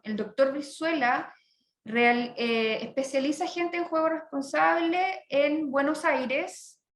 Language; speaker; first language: Spanish; native; Spanish